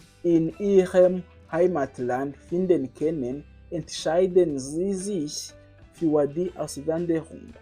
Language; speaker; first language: German; non-native, fluent; Kinyarwanda